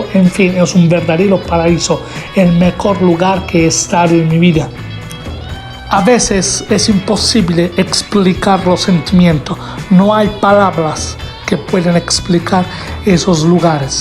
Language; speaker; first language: Spanish; non-native, fluent; Italian